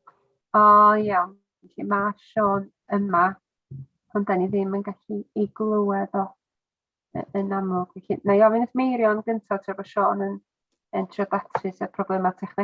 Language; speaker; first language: Welsh; native; Welsh